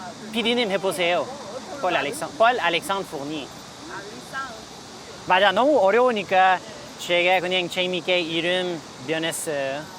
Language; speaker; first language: Korean; non-native, learner; French